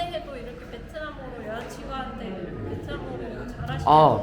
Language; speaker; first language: Korean; non-native, fluent; Vietnamese